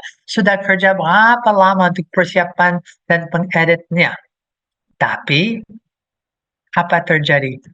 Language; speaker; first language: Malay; non-native, fluent; English